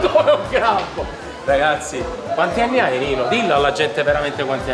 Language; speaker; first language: Italian; native; Italian